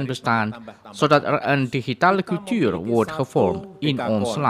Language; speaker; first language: Dutch; non-native, fluent; Indonesian